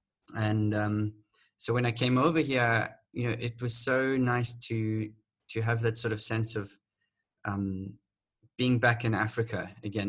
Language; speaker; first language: English; native; English